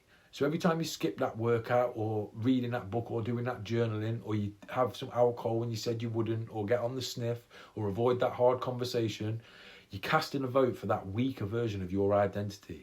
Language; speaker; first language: English; native; English